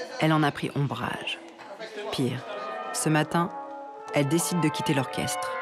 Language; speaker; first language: French; native; French